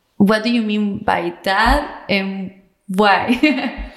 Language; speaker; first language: English; non-native, fluent; Spanish